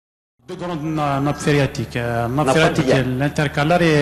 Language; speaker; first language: French; non-native, local second language; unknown